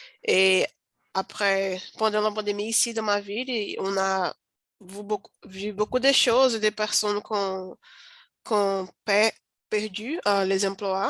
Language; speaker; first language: French; non-native, learner; Portuguese